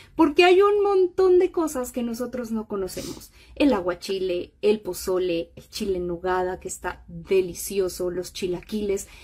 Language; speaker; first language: Spanish; native; Spanish